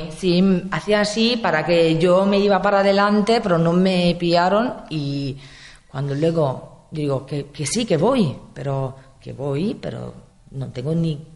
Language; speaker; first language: Spanish; non-native, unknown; Italian